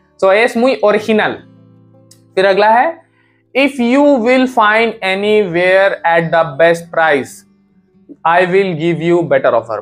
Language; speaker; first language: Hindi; native; Hindi